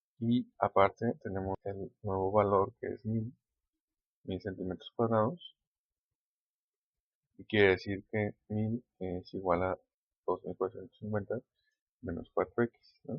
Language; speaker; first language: Spanish; native; Spanish